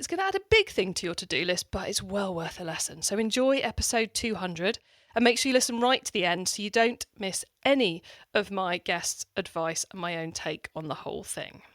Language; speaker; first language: English; native; English